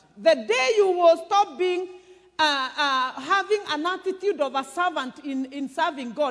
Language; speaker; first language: English; non-native, local second language; Kikuyu